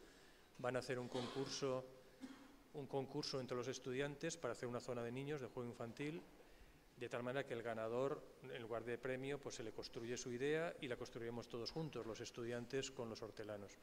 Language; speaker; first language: Spanish; native; Spanish